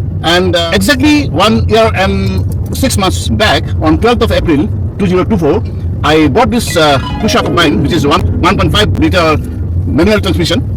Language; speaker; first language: English; non-native, local second language; Bangla